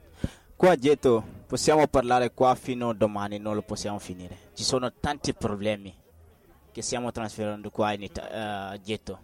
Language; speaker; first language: Italian; non-native, learner; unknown